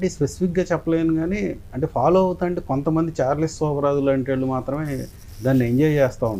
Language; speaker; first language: Telugu; native; Telugu